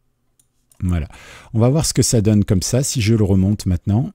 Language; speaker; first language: French; native; French